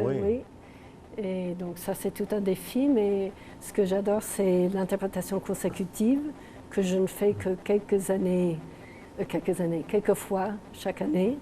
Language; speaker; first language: French; non-native, local second language; English